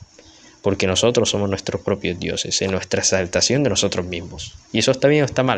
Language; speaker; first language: Spanish; native; Spanish